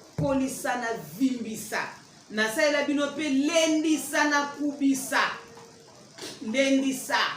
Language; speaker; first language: Lingala; native; Lingala